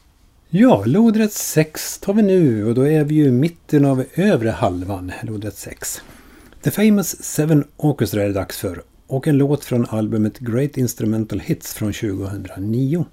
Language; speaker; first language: Swedish; native; Swedish